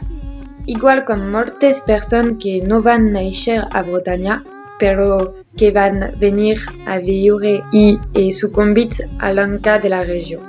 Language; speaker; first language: Catalan; non-native, learner; French